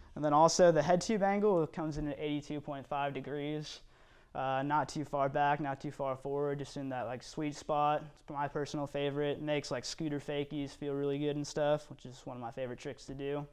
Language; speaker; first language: English; native; English